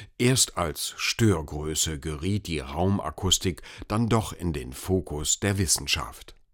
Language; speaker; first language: German; native; German